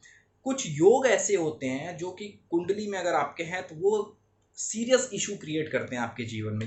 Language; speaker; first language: Hindi; native; Hindi